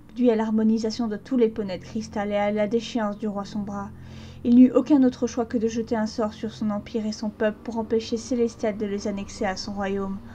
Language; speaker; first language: French; native; French